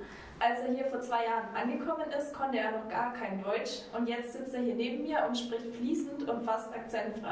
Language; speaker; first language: German; native; German